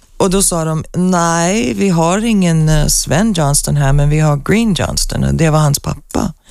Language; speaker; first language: Swedish; native; Swedish